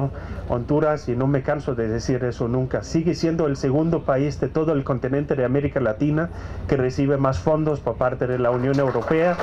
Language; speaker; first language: Spanish; non-native, fluent; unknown